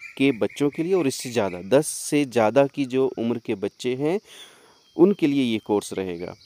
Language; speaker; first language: Hindi; native; Hindi